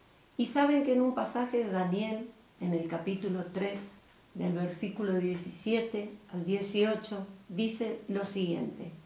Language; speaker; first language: Spanish; native; Spanish